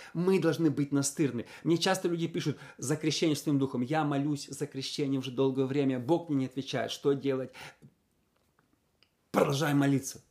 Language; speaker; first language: Russian; native; Russian